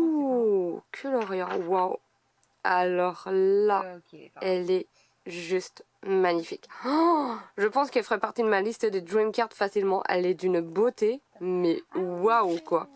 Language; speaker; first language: French; native; French